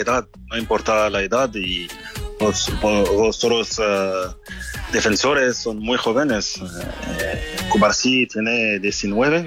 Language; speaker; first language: Spanish; non-native, fluent; French